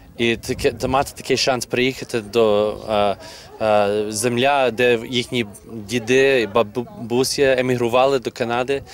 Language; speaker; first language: Ukrainian; early bilingual, heritage; Ukrainian